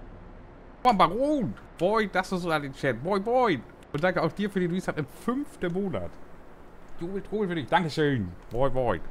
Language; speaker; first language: German; native; German